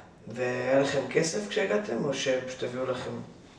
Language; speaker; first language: Hebrew; native; Hebrew